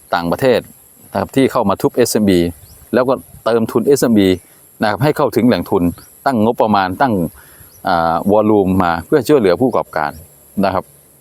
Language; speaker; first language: Thai; native; Thai